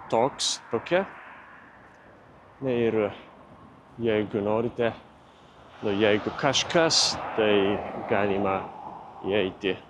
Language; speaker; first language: Lithuanian; non-native, fluent; Japanese